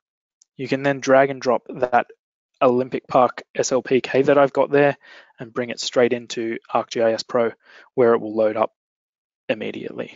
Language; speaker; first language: English; native; English